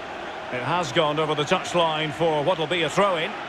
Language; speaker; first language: English; native; English